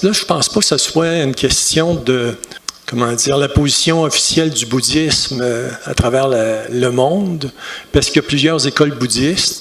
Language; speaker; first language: French; native; French